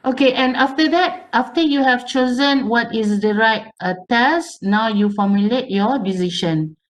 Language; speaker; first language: English; non-native, local second language; Malay